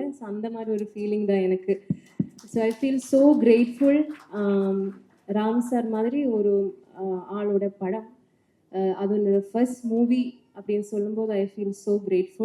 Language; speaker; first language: Tamil; non-native, learner; Malayalam